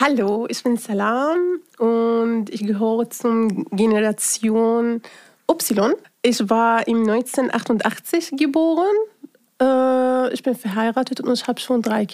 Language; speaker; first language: German; non-native, fluent; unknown